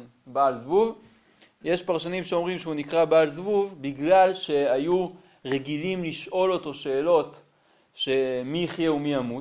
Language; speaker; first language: Hebrew; native; Hebrew